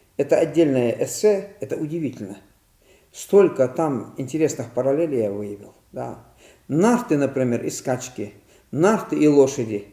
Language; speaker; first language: Russian; non-native, local second language; Ingush